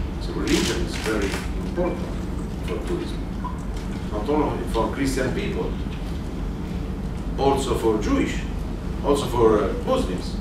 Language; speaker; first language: English; non-native, learner; Italian